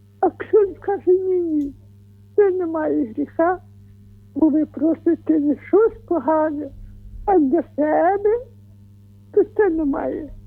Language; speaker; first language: Ukrainian; native; Ukrainian